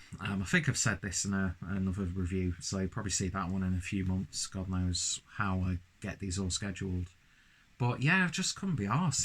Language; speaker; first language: English; native; English